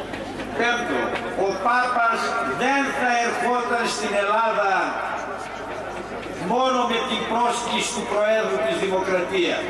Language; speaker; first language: Greek; native; Greek